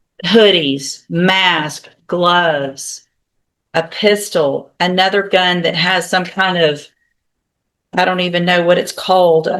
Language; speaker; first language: English; native; English